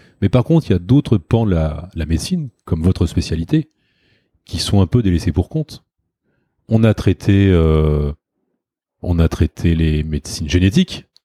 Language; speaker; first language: French; native; French